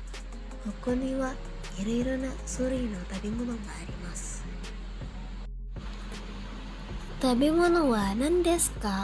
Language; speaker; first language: Japanese; non-native, learner; Indonesian